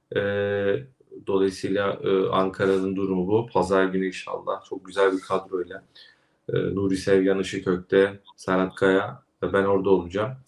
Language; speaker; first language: Turkish; native; Turkish